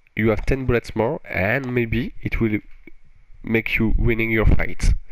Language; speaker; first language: English; non-native, fluent; French